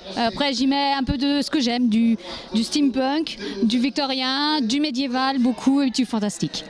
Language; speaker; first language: French; native; French